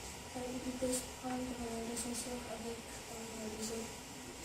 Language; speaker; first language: French; non-native, learner; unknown